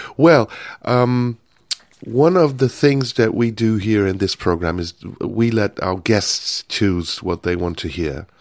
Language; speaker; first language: English; non-native, fluent; Turkish